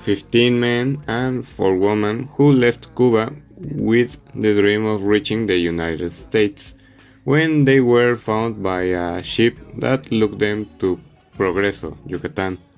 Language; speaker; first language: English; non-native, learner; Spanish